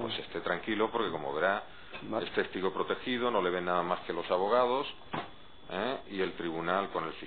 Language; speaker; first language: Spanish; native; Spanish